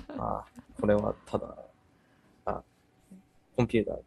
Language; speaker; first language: Japanese; early bilingual, heritage; English